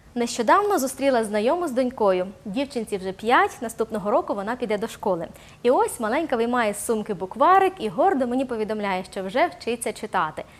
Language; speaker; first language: Ukrainian; native; Ukrainian